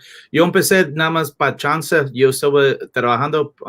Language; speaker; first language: Spanish; non-native, learner; English